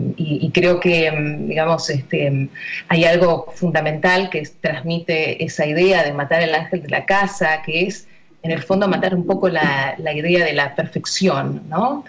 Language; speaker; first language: Spanish; native; Spanish